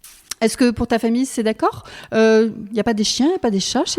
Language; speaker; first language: French; native; French